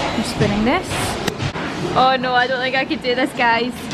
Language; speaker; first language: English; native; English